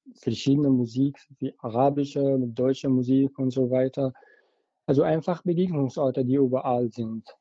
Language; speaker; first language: German; non-native, fluent; Arabic